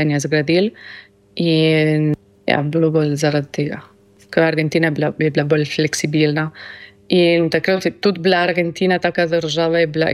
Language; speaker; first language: Slovenian; non-native, fluent; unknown